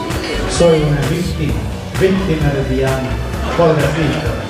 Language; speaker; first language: Spanish; non-native, learner; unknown